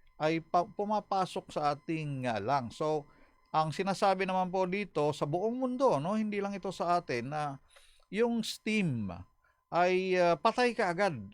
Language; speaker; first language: Filipino; non-native, local second language; Bikol